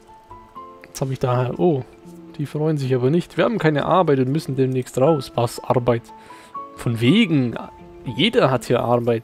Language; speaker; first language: German; native; German